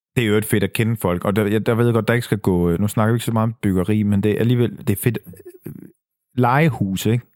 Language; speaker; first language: Danish; native; Danish